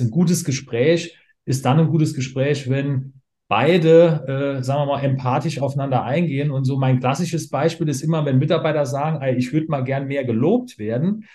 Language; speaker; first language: German; native; German